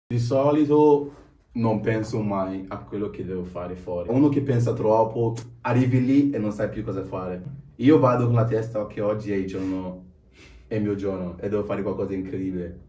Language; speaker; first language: Italian; non-native, fluent; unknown